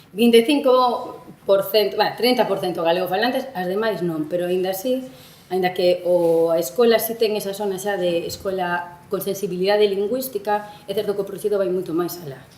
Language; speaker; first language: Galician; non-native, local second language; Spanish